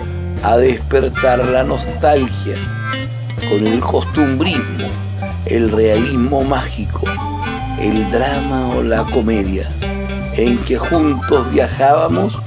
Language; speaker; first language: Spanish; native; Spanish